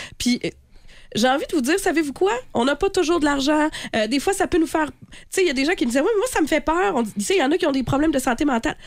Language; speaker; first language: French; native; French